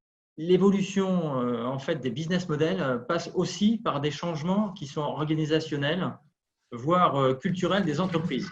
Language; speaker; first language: French; native; French